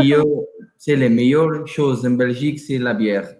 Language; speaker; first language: French; non-native, learner; Portuguese